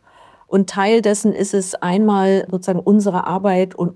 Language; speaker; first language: German; native; German